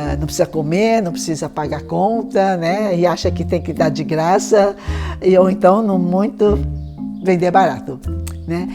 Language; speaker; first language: Portuguese; early bilingual, other home language; Chinese